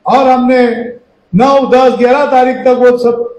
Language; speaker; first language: Hindi; non-native, local second language; Marathi